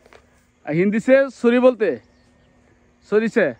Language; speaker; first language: Hindi; non-native, learner; Bangla